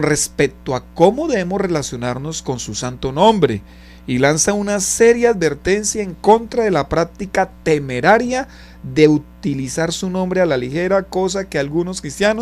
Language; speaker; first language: Spanish; native; Spanish